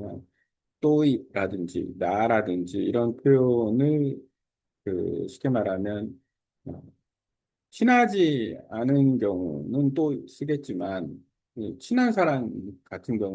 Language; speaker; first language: Korean; native; Korean